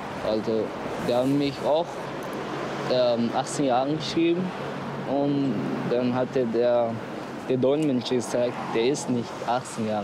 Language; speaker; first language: German; non-native, learner; Somali